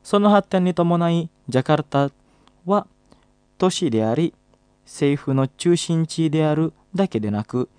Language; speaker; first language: Japanese; non-native, fluent; Indonesian